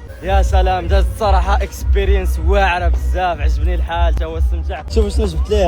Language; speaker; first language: Arabic; native; Arabic